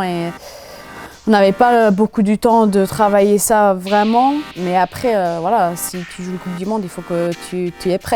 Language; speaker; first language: French; non-native, local second language; German